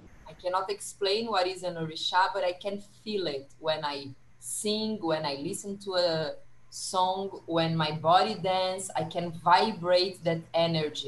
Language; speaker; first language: English; non-native, fluent; Portuguese